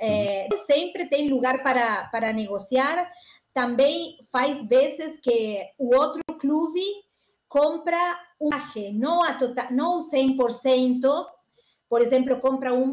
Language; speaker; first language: Portuguese; non-native, learner; Spanish